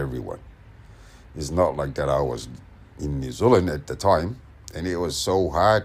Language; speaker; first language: English; non-native, fluent; Samoan